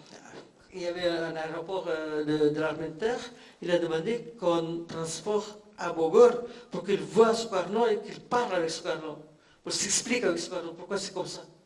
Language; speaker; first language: French; non-native, fluent; Indonesian